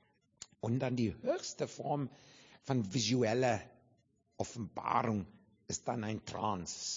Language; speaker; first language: German; non-native, learner; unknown